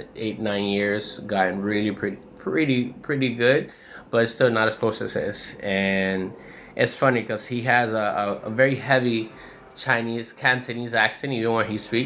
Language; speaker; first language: English; native; English